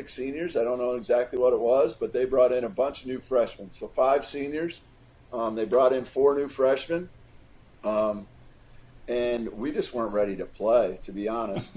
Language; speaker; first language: English; native; English